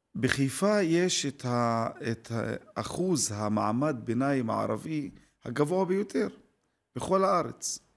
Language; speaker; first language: Hebrew; non-native, local second language; Arabic